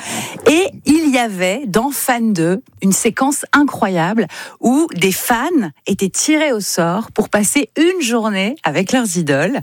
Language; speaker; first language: French; native; French